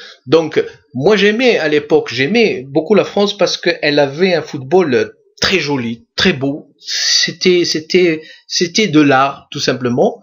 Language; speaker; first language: French; non-native, local second language; Arabic